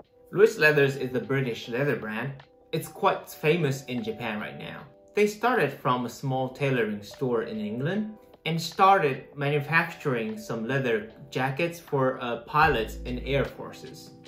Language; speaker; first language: English; non-native, fluent; Japanese